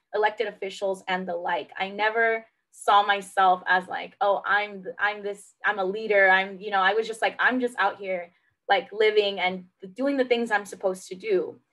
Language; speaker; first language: English; native; English